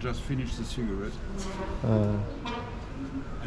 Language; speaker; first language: English; non-native, learner; German